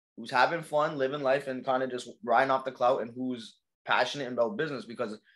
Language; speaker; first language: English; native; English